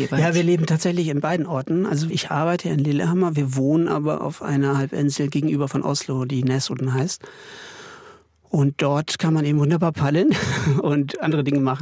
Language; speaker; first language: German; native; German